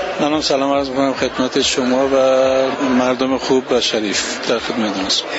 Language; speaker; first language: Persian; native; Persian